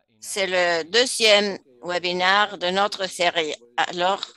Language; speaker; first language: French; non-native, fluent; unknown